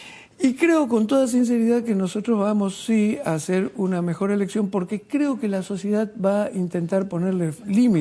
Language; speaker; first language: Spanish; native; Spanish